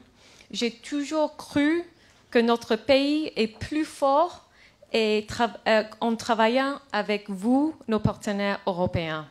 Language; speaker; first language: French; non-native, fluent; English